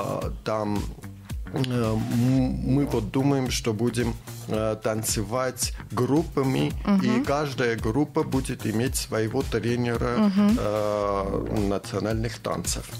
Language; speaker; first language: Russian; non-native, fluent; Armenian